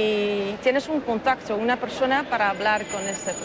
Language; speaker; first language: Spanish; non-native, fluent; Dutch